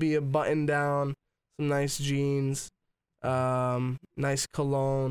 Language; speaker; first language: English; native; English